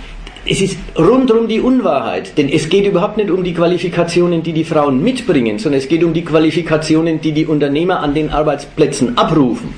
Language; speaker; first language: German; native; German